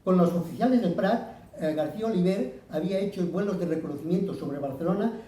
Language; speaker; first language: Spanish; non-native, local second language; Catalan